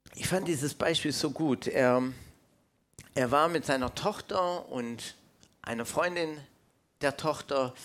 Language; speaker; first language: German; non-native, fluent; English